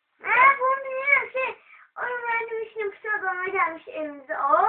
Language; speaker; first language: Turkish; non-native, learner; Azerbaijani